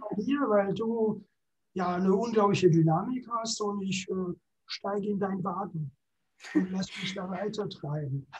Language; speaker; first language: German; non-native, fluent; French